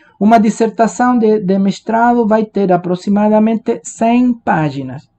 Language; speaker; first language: Portuguese; non-native, fluent; Spanish